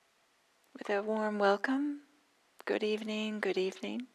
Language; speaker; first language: English; native; English